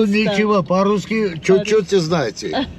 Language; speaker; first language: Russian; non-native, fluent; Armenian